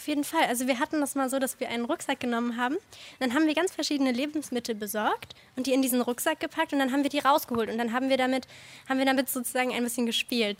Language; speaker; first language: German; native; German